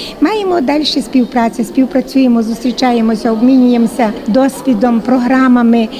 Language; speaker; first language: Ukrainian; native; Ukrainian